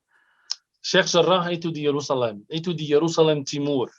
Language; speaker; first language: Indonesian; non-native, fluent; Arabic